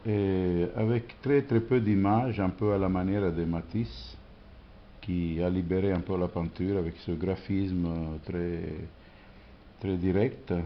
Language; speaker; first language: French; non-native, fluent; Italian